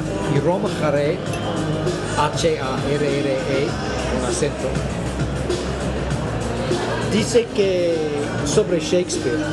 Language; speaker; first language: Spanish; non-native, fluent; English